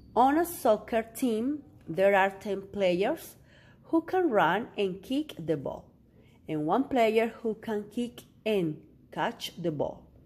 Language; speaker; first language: English; non-native, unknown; Spanish